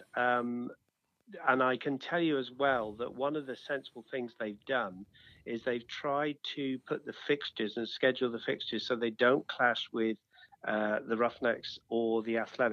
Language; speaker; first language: English; native; English